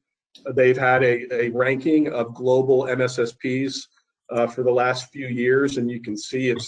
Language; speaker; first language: English; native; English